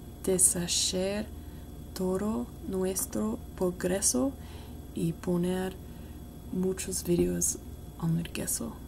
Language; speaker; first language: Spanish; non-native, learner; English